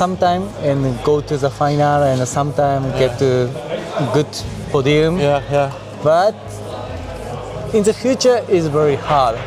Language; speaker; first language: English; non-native, learner; Japanese